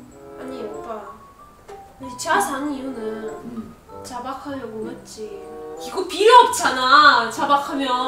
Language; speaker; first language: Korean; non-native, fluent; Russian